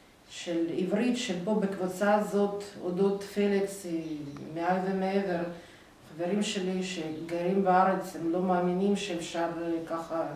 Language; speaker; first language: Hebrew; non-native, fluent; Russian